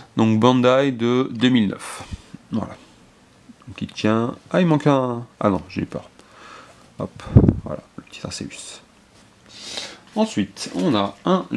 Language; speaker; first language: French; native; French